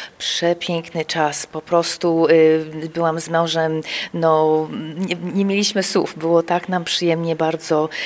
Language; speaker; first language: Polish; early bilingual, heritage; Polish